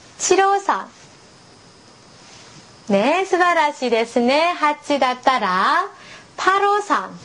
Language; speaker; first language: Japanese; non-native, fluent; Korean